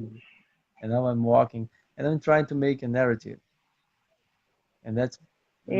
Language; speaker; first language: English; non-native, fluent; Portuguese